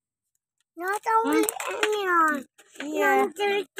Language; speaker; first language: Indonesian; native; Indonesian